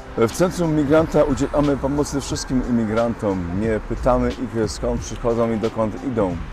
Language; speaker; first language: Polish; native; Polish